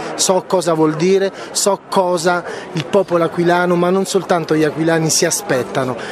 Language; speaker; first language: Italian; native; Italian